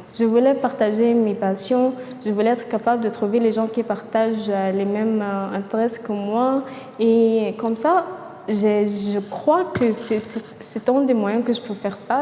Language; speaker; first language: French; non-native, fluent; Arabic